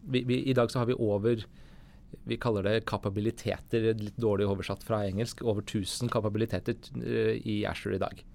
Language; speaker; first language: Norwegian; native; Norwegian